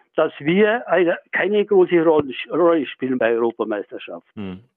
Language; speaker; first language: German; native; German